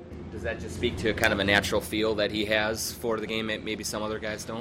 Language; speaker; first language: English; native; English